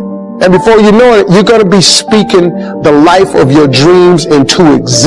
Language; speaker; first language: English; native; English